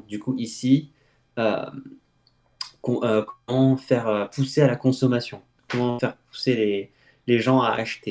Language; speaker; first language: French; native; French